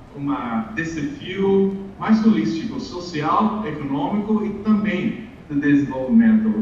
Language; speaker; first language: Portuguese; non-native, fluent; English